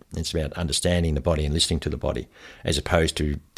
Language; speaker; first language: English; native; English